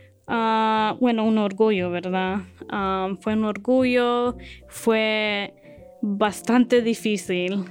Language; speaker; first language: Spanish; early bilingual, heritage; Spanish